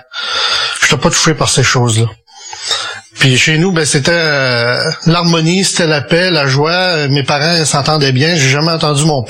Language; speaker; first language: French; native; French